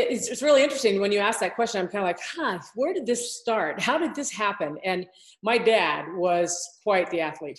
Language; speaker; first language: English; native; English